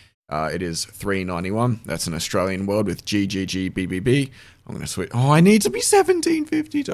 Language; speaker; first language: English; native; English